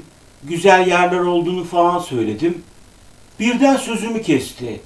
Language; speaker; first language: Turkish; native; Turkish